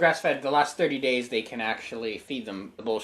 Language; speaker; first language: English; native; English